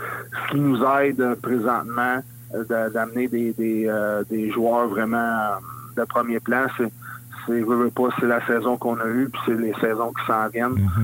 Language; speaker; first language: French; native; French